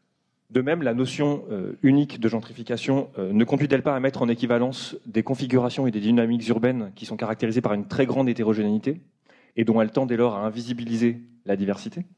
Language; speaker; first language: French; native; French